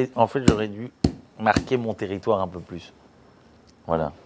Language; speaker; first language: French; native; French